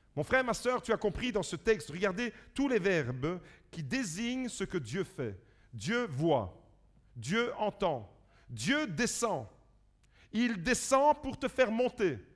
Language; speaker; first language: French; early bilingual, other home language; Italian